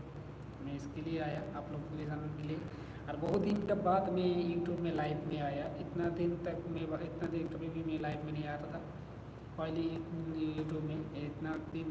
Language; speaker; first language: Hindi; non-native, learner; Bangla